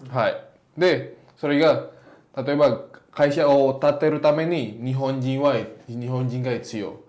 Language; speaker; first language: Japanese; non-native, fluent; Indonesian